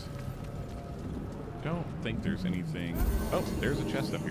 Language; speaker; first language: English; native; English